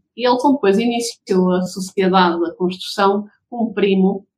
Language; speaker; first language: Portuguese; early bilingual, heritage; Portuguese